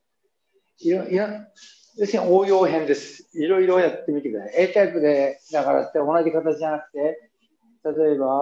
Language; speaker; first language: Japanese; native; Japanese